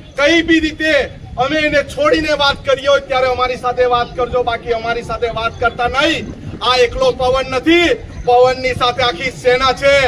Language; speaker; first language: Gujarati; non-native, local second language; Bhili